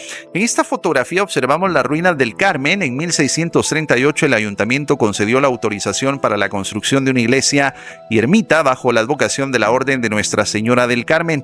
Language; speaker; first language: Spanish; native; Spanish